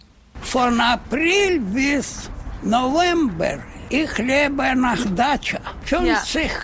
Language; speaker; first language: German; non-native, learner; Russian